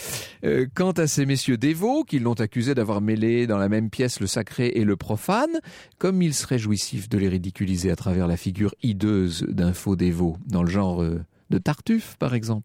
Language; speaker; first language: French; native; French